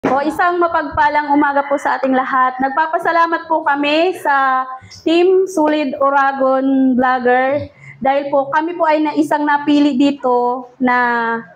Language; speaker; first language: Filipino; non-native, local second language; Bikol